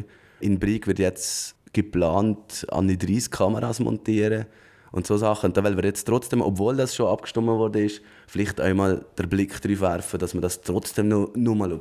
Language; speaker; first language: German; native; German